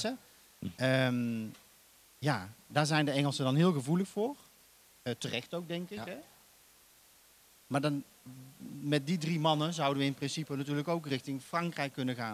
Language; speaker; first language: Dutch; native; Dutch